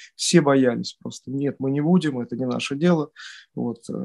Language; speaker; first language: Russian; native; Russian